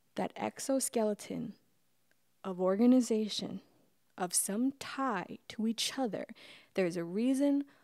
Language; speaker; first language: English; native; English